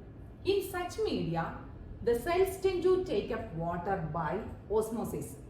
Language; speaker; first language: English; non-native, local second language; Malayalam